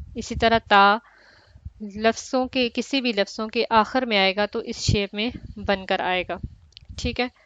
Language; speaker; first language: Urdu; native; Urdu